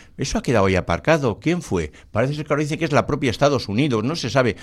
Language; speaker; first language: Spanish; native; Spanish